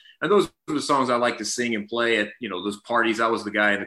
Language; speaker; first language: English; native; English